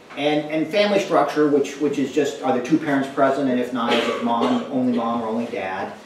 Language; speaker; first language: English; native; English